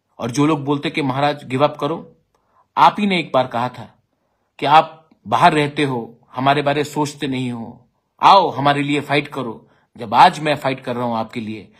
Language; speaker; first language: Hindi; non-native, local second language; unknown